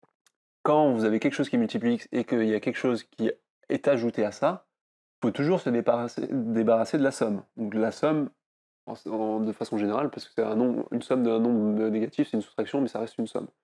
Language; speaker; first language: French; native; French